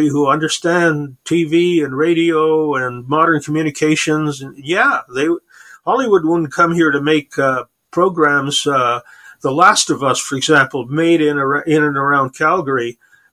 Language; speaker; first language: English; native; English